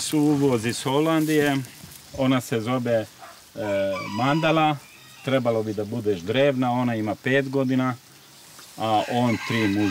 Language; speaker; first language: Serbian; non-native, local second language; Hungarian